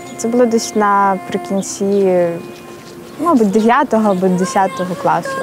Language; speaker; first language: Ukrainian; native; Ukrainian